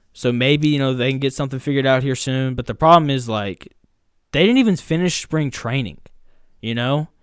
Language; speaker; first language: English; native; English